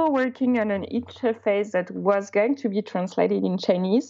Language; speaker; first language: English; non-native, fluent; Swiss German